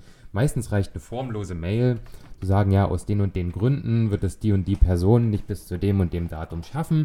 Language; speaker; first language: German; native; German